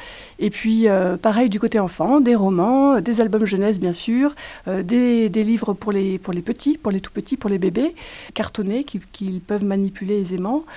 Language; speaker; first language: French; native; French